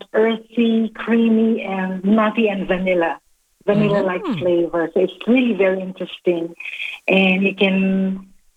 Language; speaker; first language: English; non-native, local second language; Filipino